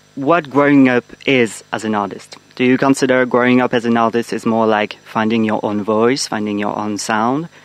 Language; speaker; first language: English; non-native, fluent; French